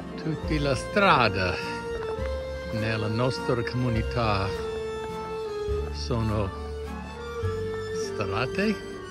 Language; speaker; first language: Italian; non-native, learner; English